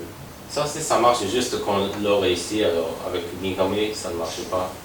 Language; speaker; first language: French; non-native, fluent; Japanese